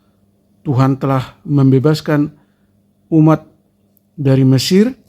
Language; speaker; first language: Indonesian; native; Indonesian